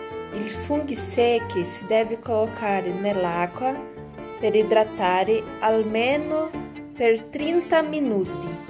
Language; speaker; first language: Italian; non-native, learner; Portuguese